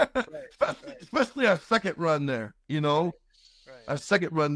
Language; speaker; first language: English; native; English